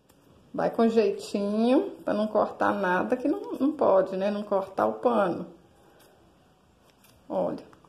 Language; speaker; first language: Portuguese; native; Portuguese